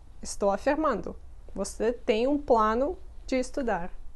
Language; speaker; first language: Portuguese; non-native, fluent; Russian